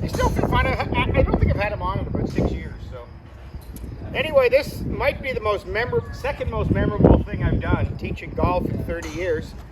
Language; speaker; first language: English; native; English